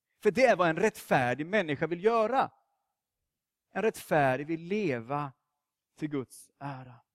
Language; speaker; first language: Swedish; native; Swedish